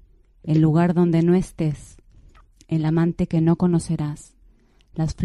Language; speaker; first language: Spanish; native; Spanish